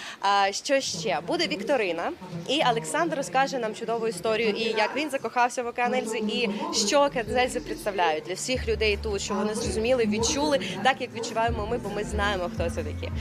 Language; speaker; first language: Ukrainian; native; Ukrainian